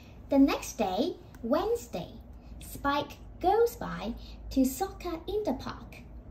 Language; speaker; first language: English; non-native, local second language; Cantonese